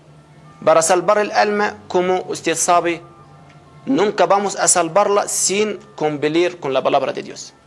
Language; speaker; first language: Spanish; non-native, fluent; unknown